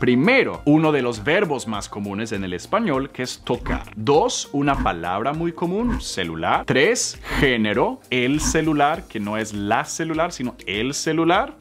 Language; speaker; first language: Spanish; non-native, fluent; Swedish